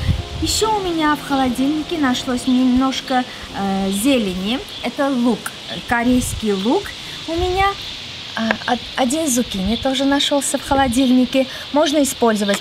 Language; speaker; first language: Russian; non-native, local second language; Armenian